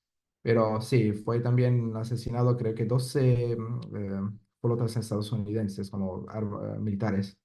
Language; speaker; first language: Spanish; non-native, fluent; Persian